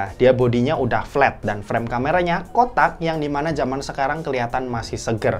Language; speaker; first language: Indonesian; native; Indonesian